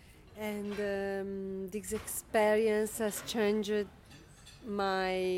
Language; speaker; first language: English; non-native, learner; Italian